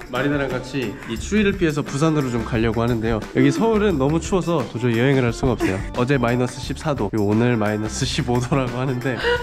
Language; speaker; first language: Korean; native; Korean